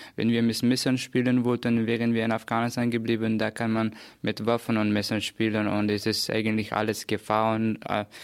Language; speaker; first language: German; non-native, fluent; Persian